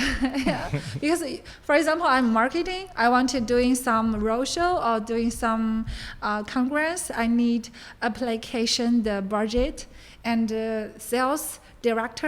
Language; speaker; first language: English; non-native, learner; Chinese